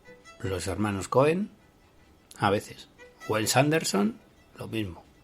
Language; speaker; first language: Spanish; native; Spanish